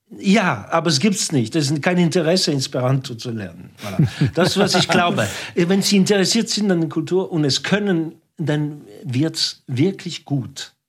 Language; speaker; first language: German; non-native, local second language; French